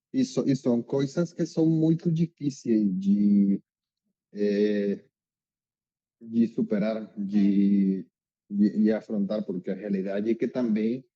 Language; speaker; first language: Portuguese; non-native, learner; Spanish